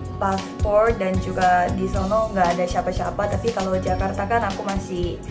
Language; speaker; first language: Indonesian; early bilingual, other home language; Korean